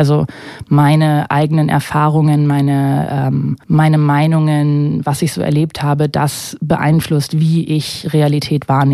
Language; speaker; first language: German; native; German